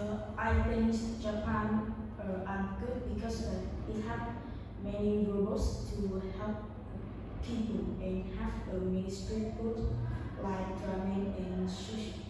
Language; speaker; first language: English; non-native, learner; Vietnamese